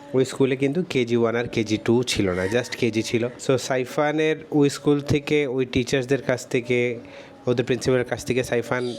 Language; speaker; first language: Bangla; early bilingual, heritage; Bangla